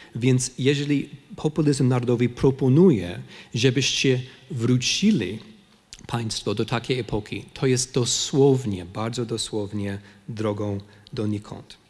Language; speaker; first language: Polish; non-native, fluent; English